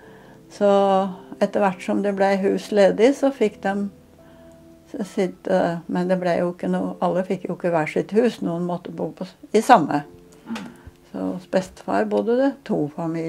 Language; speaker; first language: Norwegian; native; Norwegian